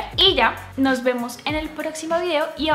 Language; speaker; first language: Spanish; native; Spanish